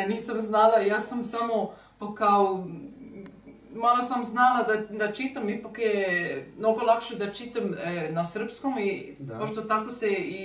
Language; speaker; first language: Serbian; non-native, learner; German